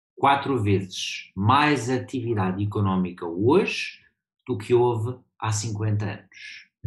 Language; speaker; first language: Portuguese; early bilingual, heritage; Portuguese